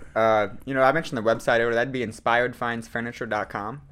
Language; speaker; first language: English; native; English